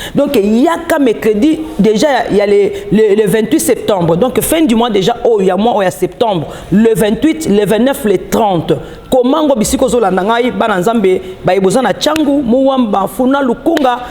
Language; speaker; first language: Lingala; native; Lingala